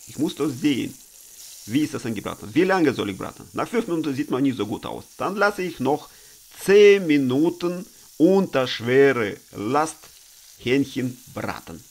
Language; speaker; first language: German; non-native, learner; Russian